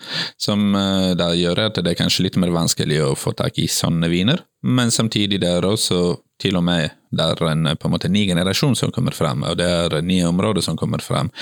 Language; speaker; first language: Norwegian; non-native, fluent; Italian